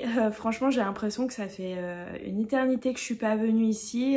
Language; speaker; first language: French; native; French